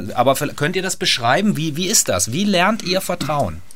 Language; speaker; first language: German; native; German